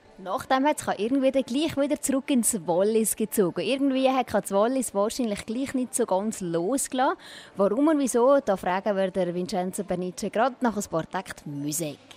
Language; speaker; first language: German; native; German